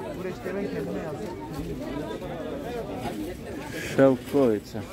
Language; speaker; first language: Turkish; non-native, learner; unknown